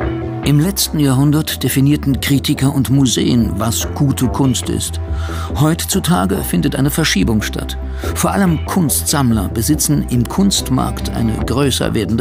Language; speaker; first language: German; native; German